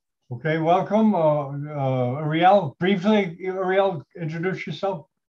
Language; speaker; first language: English; native; English